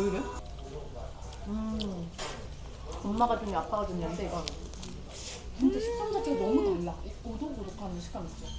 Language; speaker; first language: Korean; native; Korean